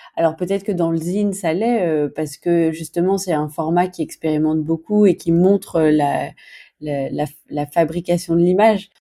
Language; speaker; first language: French; native; French